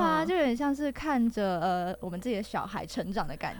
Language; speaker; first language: Chinese; native; Chinese